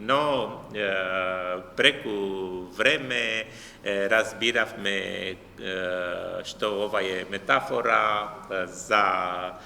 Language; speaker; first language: Macedonian; non-native, learner; Romanian